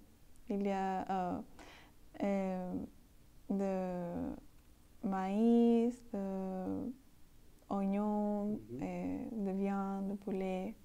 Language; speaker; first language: French; non-native, learner; Spanish